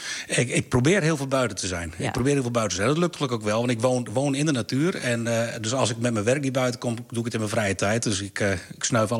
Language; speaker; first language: Dutch; native; Dutch